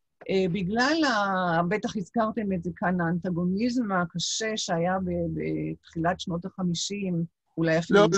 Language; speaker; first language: Hebrew; non-native, local second language; Yiddish